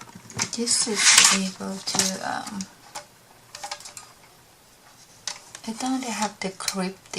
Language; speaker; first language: English; non-native, learner; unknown